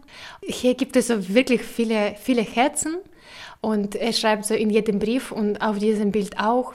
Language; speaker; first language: German; non-native, learner; Ukrainian